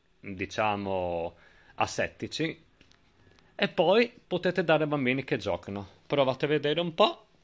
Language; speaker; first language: Italian; native; Italian